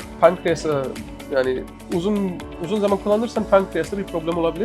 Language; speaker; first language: Turkish; early bilingual, other home language; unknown